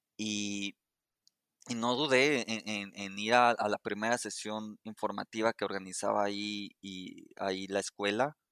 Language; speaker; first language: Spanish; native; Spanish